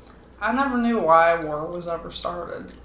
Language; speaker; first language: English; native; English